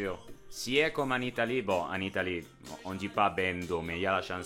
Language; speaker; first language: French; non-native, fluent; Italian